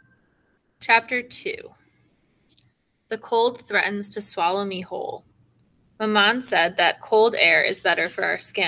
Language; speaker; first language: English; native; English